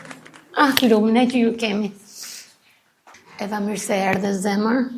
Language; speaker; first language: Albanian; native; Albanian